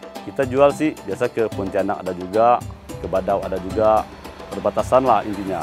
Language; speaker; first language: Indonesian; native; Indonesian